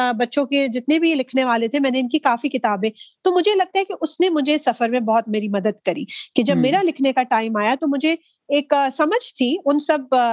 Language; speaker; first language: Urdu; native; Urdu